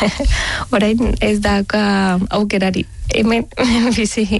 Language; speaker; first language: Basque; non-native, learner; Spanish